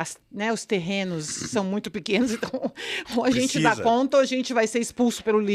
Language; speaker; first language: Portuguese; native; Portuguese